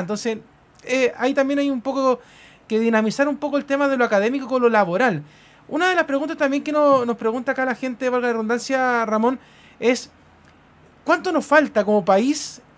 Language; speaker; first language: Spanish; native; Spanish